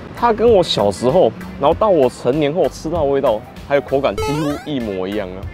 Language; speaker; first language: Chinese; native; Chinese